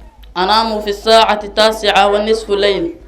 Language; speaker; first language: Arabic; non-native, learner; Somali